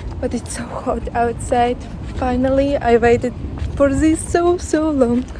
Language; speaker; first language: English; non-native, learner; Ukrainian